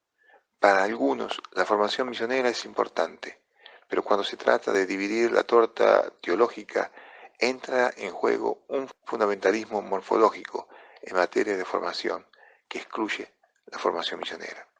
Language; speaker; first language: Spanish; non-native, fluent; Italian